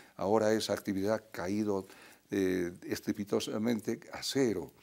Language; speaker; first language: Spanish; native; Spanish